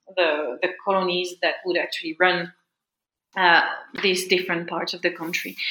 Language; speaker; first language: English; non-native, fluent; French